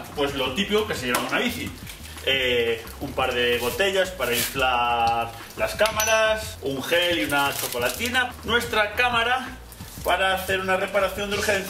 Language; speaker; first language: Spanish; native; Spanish